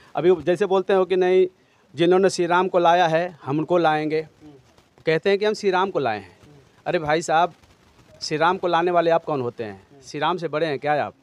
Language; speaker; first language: Hindi; native; Hindi